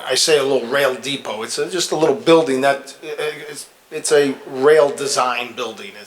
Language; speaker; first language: English; native; English